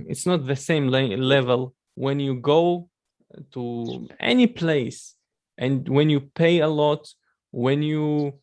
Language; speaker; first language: English; non-native, learner; Chechen